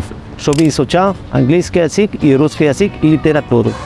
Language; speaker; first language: Russian; non-native, fluent; Spanish